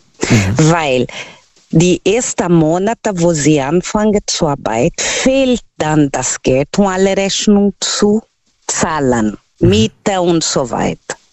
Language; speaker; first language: German; non-native, learner; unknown